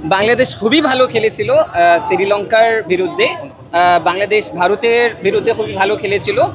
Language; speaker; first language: Bangla; non-native, learner; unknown